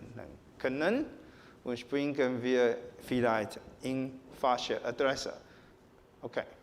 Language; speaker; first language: German; non-native, learner; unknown